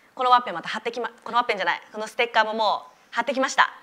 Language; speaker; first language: Japanese; native; Japanese